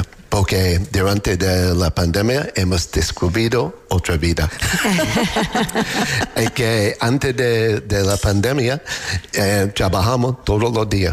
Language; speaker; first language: Spanish; non-native, learner; English